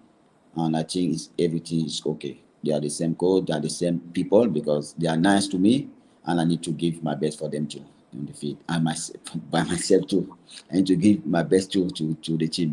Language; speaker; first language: English; non-native, learner; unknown